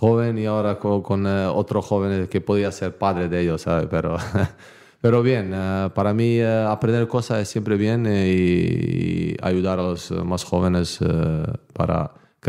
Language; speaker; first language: Spanish; non-native, learner; Bosnian